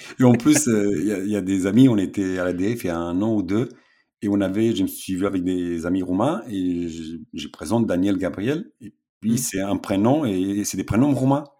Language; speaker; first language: French; non-native, fluent; Romanian